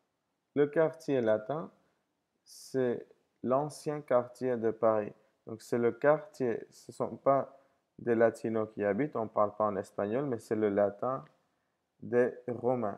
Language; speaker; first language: French; non-native, fluent; English